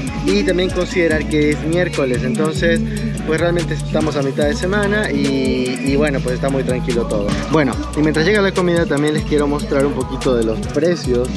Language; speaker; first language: Spanish; native; Spanish